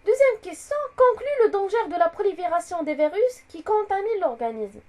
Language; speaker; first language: French; non-native, local second language; Arabic